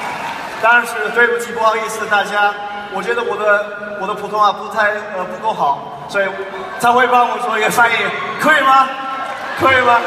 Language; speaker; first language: Chinese; non-native, learner; English